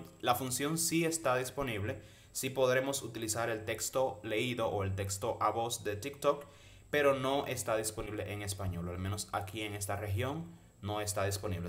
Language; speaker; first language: Spanish; native; Spanish